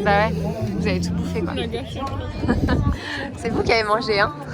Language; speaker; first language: French; native; French